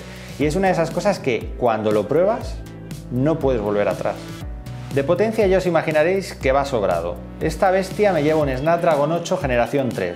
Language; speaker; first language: Spanish; native; Spanish